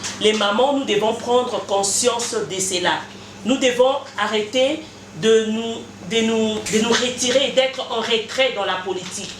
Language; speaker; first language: French; non-native, local second language; Lingala